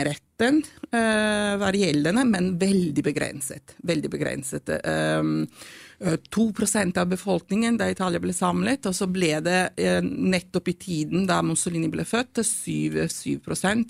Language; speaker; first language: Norwegian; non-native, fluent; Italian